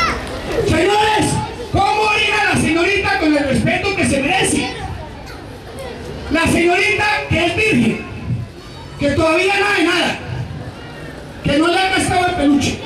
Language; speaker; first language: Spanish; native; Spanish